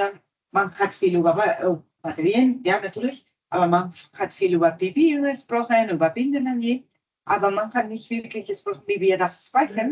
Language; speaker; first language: German; non-native, fluent; Italian